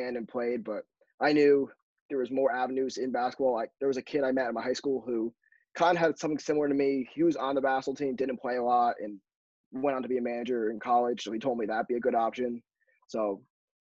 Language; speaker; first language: English; native; English